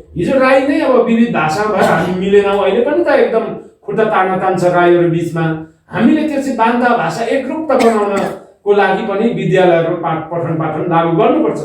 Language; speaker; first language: Nepali; non-native, local second language; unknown